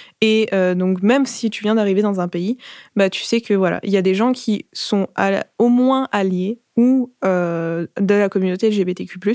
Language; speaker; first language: French; native; French